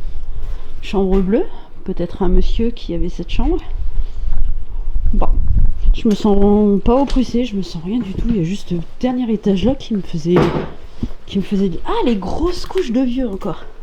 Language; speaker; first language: French; native; French